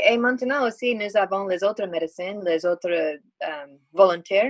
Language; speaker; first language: French; non-native, learner; English